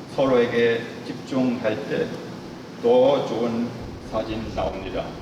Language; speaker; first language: Korean; non-native, fluent; German